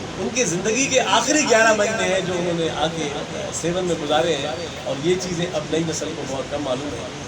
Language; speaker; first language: Urdu; non-native, local second language; Sindhi